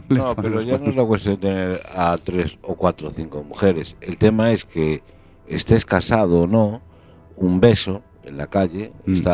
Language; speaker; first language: Spanish; native; Spanish